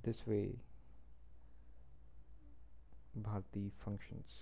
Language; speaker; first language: English; non-native, local second language; Marathi